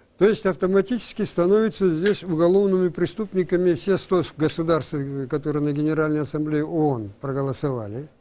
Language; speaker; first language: Russian; non-native, local second language; Crimean Tatar